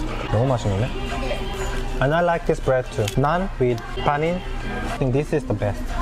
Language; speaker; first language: English; non-native, learner; Korean